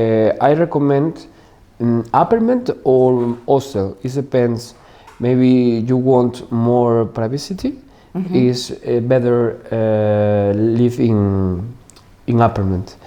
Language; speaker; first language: English; non-native, learner; Spanish